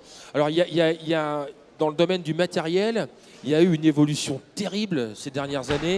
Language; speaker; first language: French; native; French